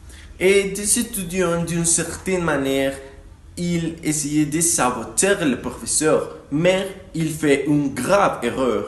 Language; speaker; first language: French; non-native, learner; Spanish